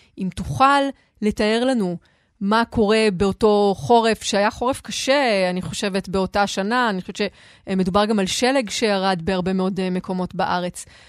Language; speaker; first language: Hebrew; native; Hebrew